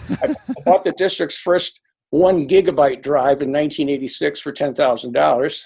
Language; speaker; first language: English; native; English